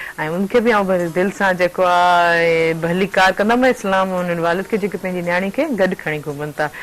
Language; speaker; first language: Sindhi; native; Sindhi